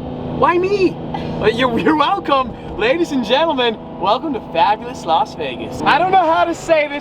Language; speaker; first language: English; native; English